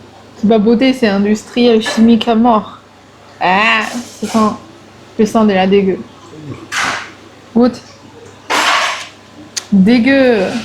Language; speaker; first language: French; early bilingual, other home language; Chinese